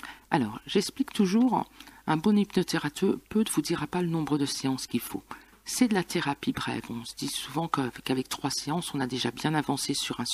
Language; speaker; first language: French; native; French